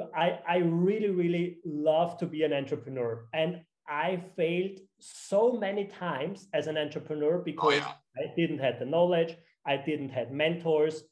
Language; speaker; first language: English; non-native, fluent; German